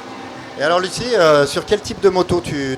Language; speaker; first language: French; native; French